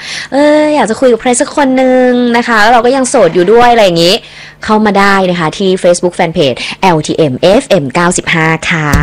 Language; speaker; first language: Thai; native; Thai